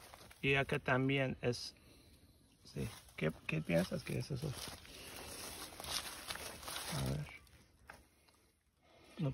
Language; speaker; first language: Spanish; non-native, learner; Turkish